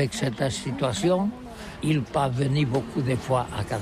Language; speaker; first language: French; non-native, learner; Catalan